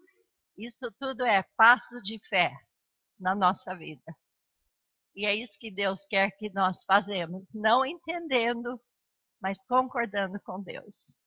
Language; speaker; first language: Portuguese; non-native, fluent; English